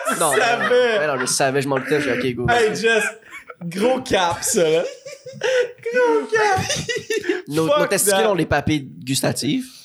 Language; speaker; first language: French; native; French